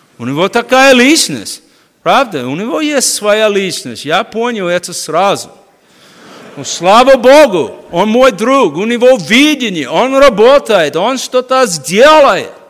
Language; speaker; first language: Russian; non-native, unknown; English